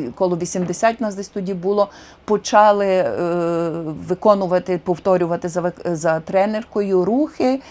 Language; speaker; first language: Ukrainian; native; Ukrainian